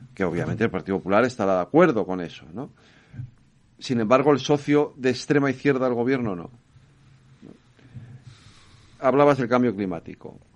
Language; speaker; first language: Spanish; native; Spanish